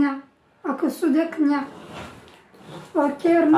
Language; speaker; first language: Indonesian; non-native, learner; Turkish